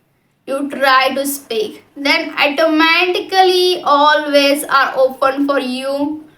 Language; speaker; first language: English; non-native, local second language; Hindi